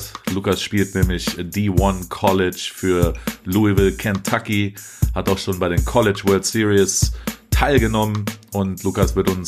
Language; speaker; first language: German; native; German